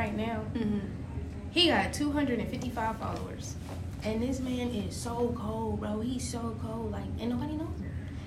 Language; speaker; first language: English; native; English